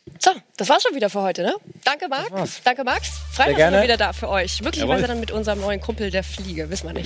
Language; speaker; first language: German; native; German